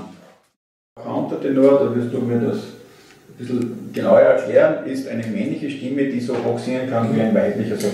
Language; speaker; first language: German; native; German